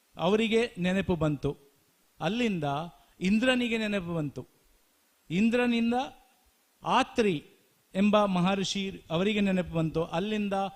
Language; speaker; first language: Kannada; non-native, local second language; Tulu